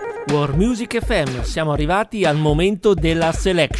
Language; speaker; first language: Italian; native; Italian